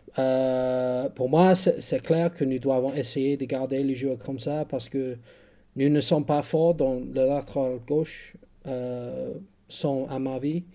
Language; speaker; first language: French; non-native, learner; English